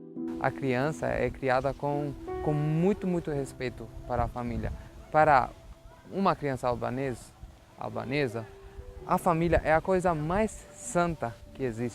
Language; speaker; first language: Portuguese; non-native, fluent; Albanian